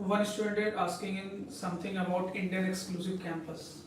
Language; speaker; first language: English; non-native, local second language; Hindi